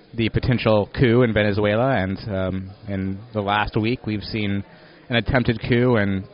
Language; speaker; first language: English; non-native, fluent; Spanish